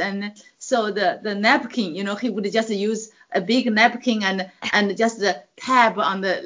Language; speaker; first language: English; non-native, fluent; Chinese